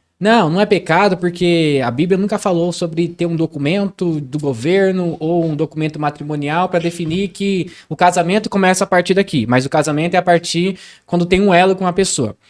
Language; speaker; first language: Portuguese; native; Portuguese